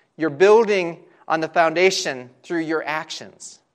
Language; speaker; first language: English; native; English